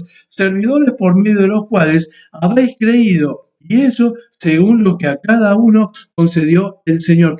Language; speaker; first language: Spanish; native; Spanish